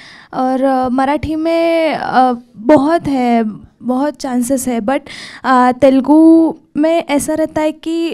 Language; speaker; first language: Hindi; non-native, local second language; Marathi